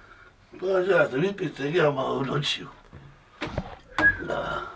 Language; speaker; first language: Russian; non-native, local second language; Georgian